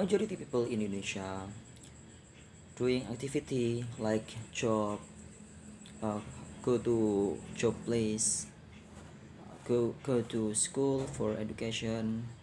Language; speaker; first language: English; non-native, learner; Indonesian